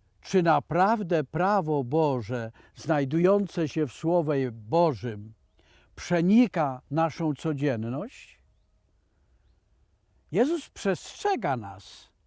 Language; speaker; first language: Polish; native; Polish